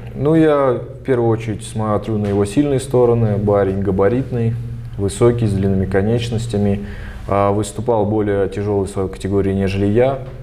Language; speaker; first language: Russian; early bilingual, other home language; Armenian